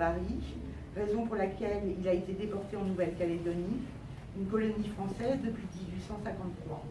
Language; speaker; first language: French; native; French